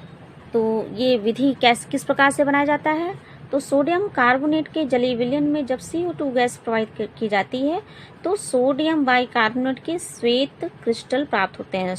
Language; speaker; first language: Hindi; native; Hindi